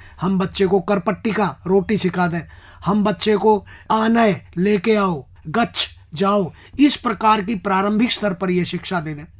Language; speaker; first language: Hindi; native; Hindi